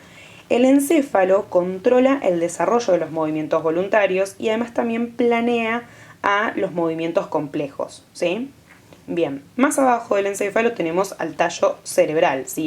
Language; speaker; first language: Spanish; native; Spanish